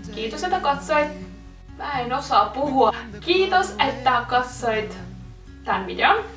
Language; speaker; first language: Finnish; non-native, fluent; Russian